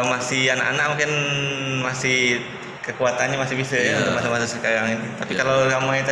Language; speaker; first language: Indonesian; native; Indonesian